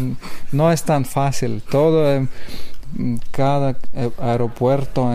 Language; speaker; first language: Spanish; non-native, learner; Lithuanian